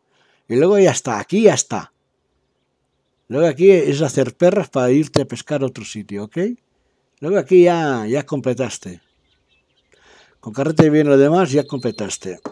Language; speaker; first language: Spanish; native; Spanish